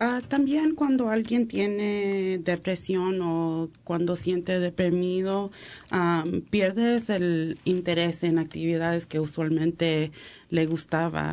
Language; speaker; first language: Spanish; early bilingual, heritage; English